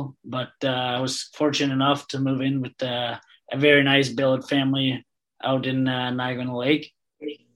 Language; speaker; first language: English; non-native, fluent; Danish